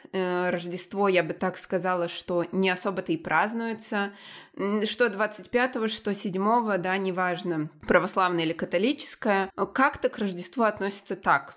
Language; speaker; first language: Russian; native; Russian